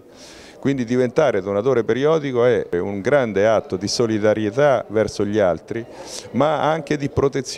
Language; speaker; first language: Italian; native; Italian